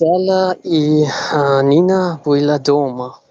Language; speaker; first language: Russian; non-native, learner; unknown